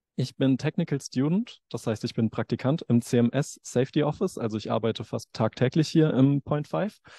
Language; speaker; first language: German; native; German